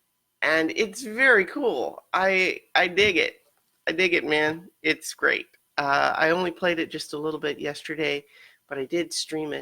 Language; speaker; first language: English; native; English